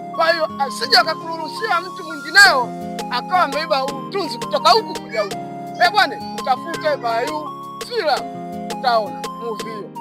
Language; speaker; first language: Swahili; native; Swahili